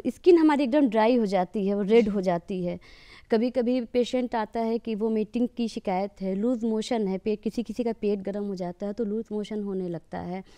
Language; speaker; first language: Hindi; native; Hindi